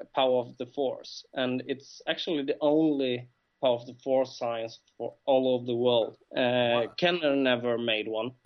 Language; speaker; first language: English; non-native, fluent; Swedish